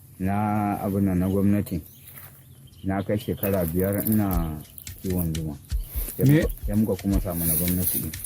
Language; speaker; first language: Hausa; native; Hausa